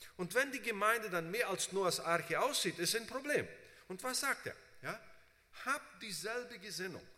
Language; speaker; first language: German; early bilingual, heritage; Portuguese